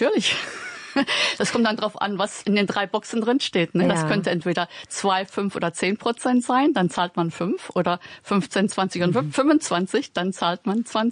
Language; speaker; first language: German; native; German